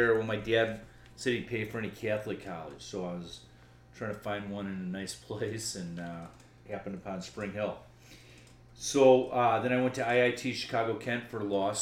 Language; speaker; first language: English; native; English